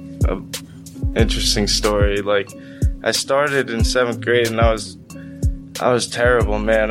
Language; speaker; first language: English; native; English